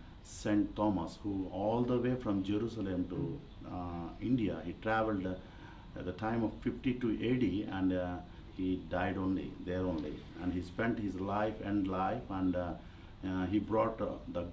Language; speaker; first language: English; non-native, local second language; Telugu